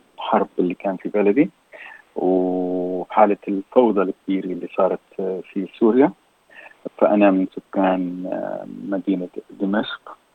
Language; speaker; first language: Arabic; native; Arabic